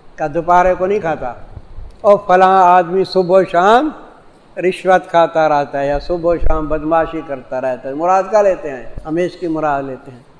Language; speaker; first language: Urdu; non-native, local second language; Saraiki